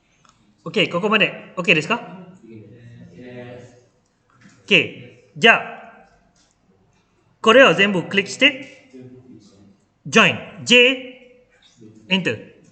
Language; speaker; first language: Japanese; non-native, fluent; Malay